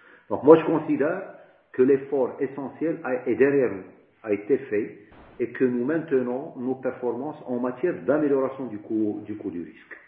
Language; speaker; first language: French; non-native, local second language; Arabic